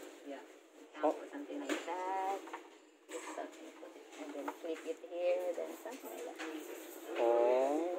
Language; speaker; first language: English; non-native, local second language; Filipino